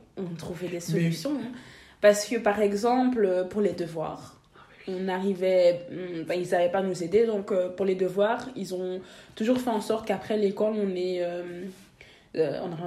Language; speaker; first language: French; native; French